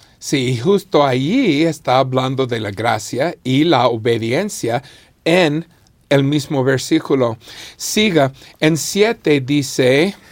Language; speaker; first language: Spanish; non-native, fluent; English